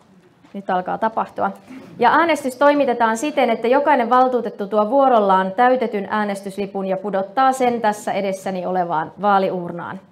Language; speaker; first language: Finnish; native; Finnish